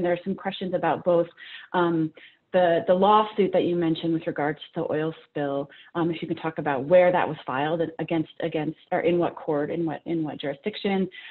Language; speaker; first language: English; native; English